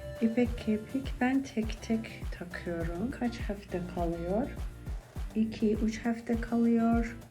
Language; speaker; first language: Turkish; non-native, learner; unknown